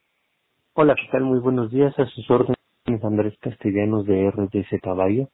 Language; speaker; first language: Spanish; native; Spanish